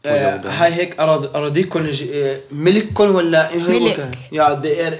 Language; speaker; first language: Swedish; non-native, local second language; Arabic